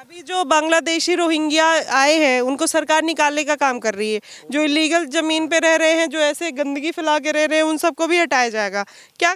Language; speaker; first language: Hindi; native; Hindi